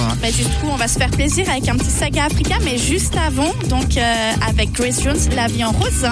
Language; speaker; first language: French; native; French